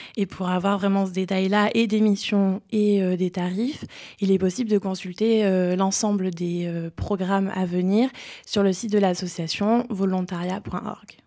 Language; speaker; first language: French; native; French